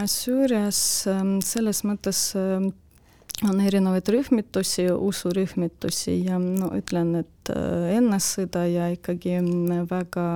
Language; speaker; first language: Estonian; non-native, local second language; Russian